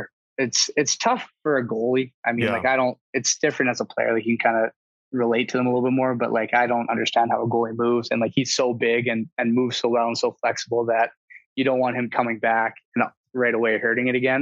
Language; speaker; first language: English; native; English